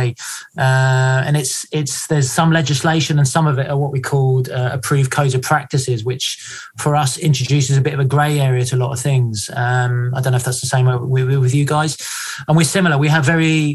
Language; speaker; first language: English; native; English